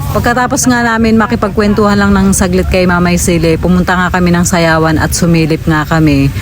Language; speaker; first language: Filipino; non-native, local second language; Bikol